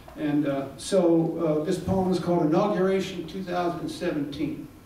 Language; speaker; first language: English; native; English